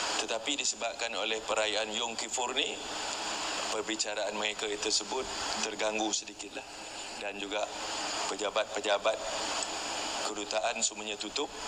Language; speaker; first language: Malay; native; Malay